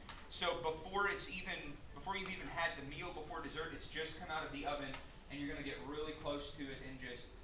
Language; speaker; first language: English; native; English